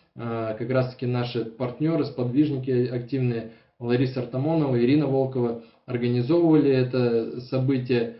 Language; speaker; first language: Russian; native; Russian